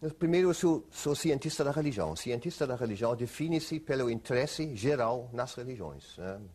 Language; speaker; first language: Portuguese; non-native, fluent; German